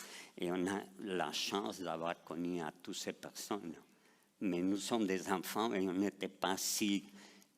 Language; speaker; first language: French; non-native, fluent; Spanish